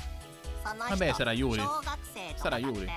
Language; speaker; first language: Italian; native; Italian